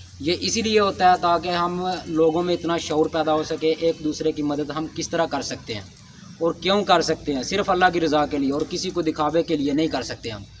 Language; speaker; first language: Urdu; non-native, local second language; Punjabi